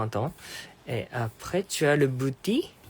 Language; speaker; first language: French; non-native, learner; Japanese